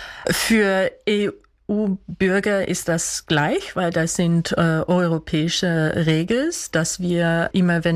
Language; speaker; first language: German; non-native, fluent; Dutch